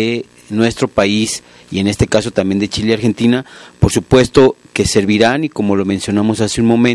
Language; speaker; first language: Spanish; native; Spanish